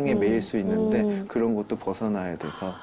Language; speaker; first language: Korean; native; Korean